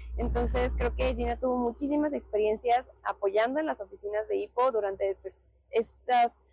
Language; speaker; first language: Spanish; native; Spanish